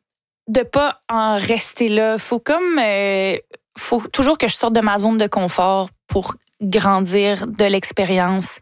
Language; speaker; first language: French; native; French